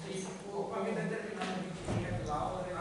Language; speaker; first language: Spanish; non-native, learner; Portuguese